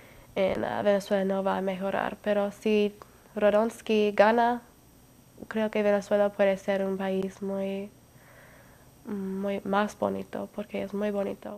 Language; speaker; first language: Spanish; non-native, fluent; English